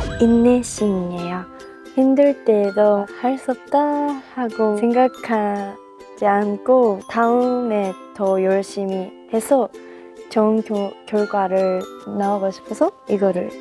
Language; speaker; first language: Korean; non-native, learner; Japanese